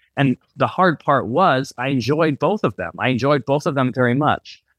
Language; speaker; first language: English; native; English